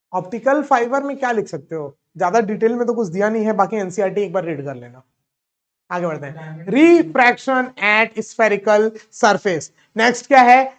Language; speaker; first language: Hindi; native; Hindi